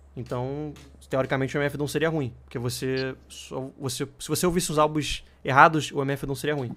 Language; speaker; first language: Portuguese; native; Portuguese